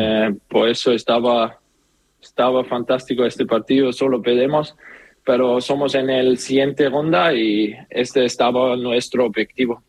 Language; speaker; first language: Spanish; non-native, learner; German